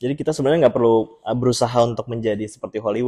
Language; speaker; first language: Indonesian; native; Indonesian